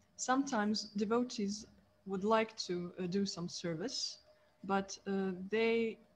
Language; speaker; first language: English; non-native, fluent; Croatian